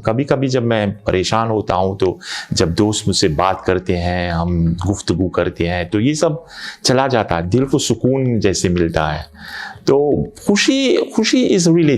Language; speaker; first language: Hindi; non-native, fluent; Morisyen